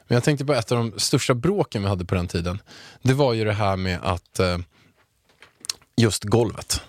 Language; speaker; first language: Swedish; native; Swedish